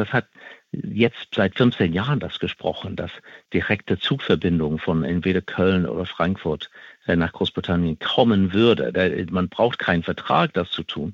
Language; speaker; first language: German; non-native, fluent; English